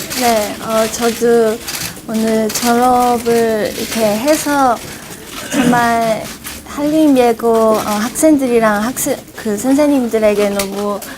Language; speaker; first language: Korean; non-native, fluent; Chinese